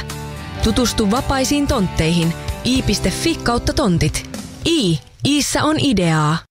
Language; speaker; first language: Finnish; native; Finnish